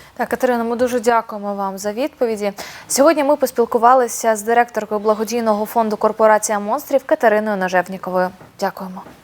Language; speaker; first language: Ukrainian; native; Ukrainian